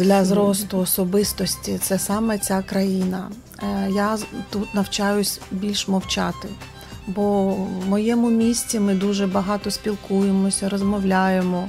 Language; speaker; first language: Ukrainian; non-native, local second language; Russian